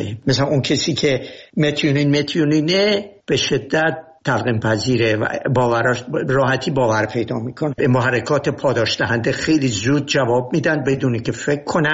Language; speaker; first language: Persian; native; Persian